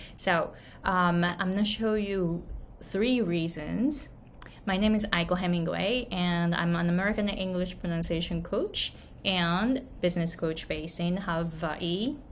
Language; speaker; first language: English; non-native, fluent; Japanese